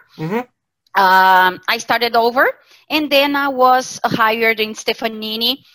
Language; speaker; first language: English; non-native, fluent; Portuguese